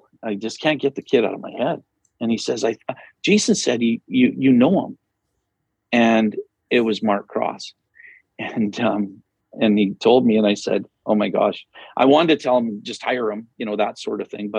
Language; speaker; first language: English; native; English